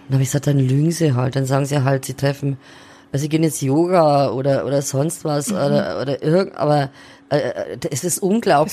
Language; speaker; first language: German; native; German